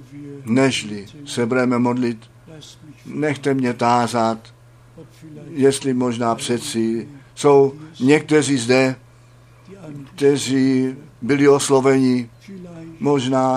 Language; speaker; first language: Czech; non-native, fluent; German